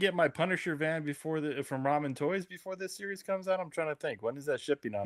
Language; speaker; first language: English; native; English